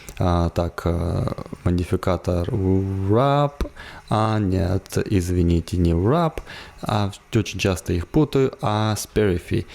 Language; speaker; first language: Russian; native; Russian